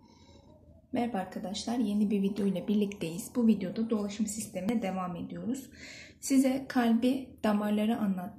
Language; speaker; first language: Turkish; native; Turkish